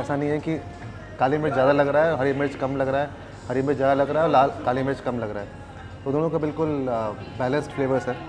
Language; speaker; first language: Hindi; native; Hindi